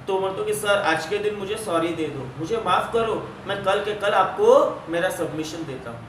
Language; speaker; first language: Hindi; non-native, local second language; Marathi